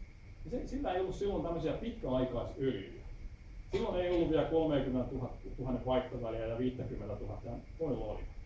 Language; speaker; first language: Finnish; native; Finnish